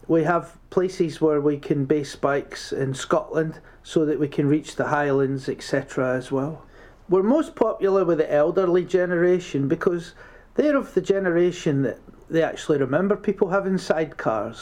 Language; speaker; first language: English; native; English